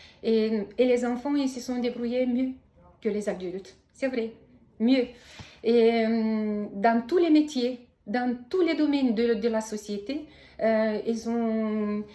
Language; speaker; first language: French; non-native, fluent; Romanian